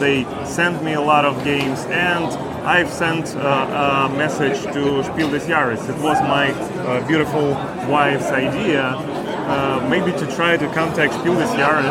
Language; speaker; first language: English; non-native, fluent; Ukrainian